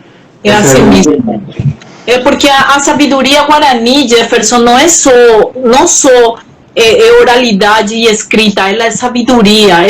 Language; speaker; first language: Portuguese; non-native, local second language; Spanish